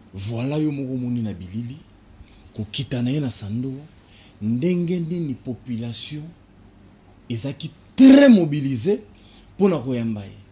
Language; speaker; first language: Lingala; non-native, local second language; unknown